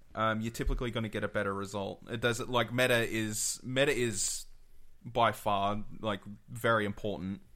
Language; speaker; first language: English; native; English